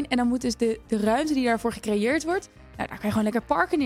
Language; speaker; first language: Dutch; native; Dutch